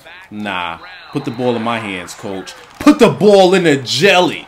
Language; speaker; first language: English; native; English